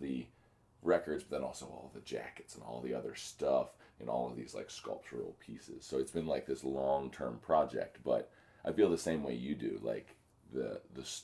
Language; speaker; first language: English; native; English